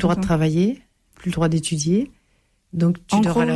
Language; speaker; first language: French; native; French